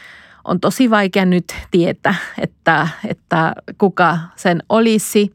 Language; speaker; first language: Finnish; non-native, fluent; Spanish